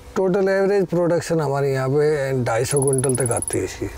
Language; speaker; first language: Hindi; native; Hindi